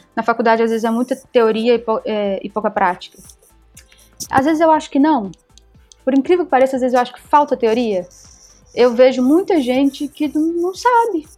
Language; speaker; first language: Portuguese; native; Portuguese